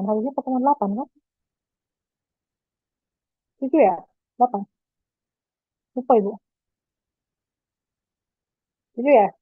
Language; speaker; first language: Indonesian; native; Indonesian